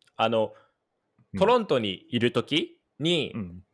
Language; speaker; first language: Japanese; non-native, learner; English